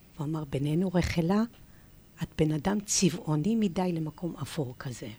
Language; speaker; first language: Hebrew; early bilingual, other home language; English